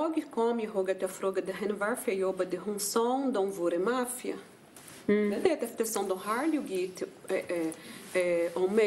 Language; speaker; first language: Swedish; non-native, fluent; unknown